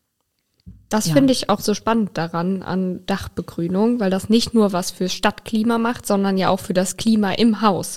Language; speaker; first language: German; native; German